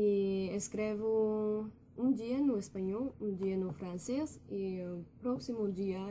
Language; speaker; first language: Portuguese; non-native, learner; English